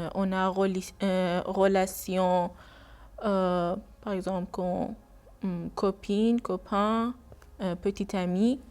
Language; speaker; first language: French; non-native, learner; Persian